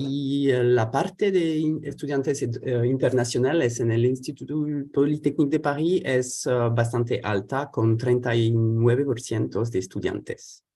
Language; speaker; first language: Spanish; non-native, fluent; French